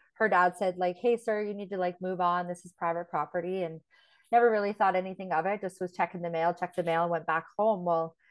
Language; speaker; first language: English; native; English